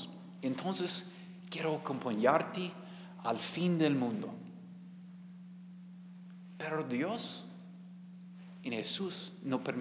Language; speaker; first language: Spanish; non-native, learner; English